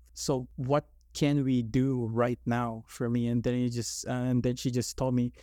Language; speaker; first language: English; non-native, local second language; Filipino